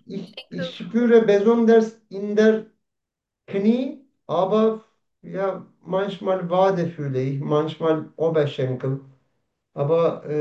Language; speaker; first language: German; non-native, learner; Turkish